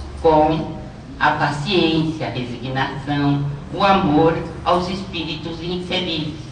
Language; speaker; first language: Portuguese; native; Portuguese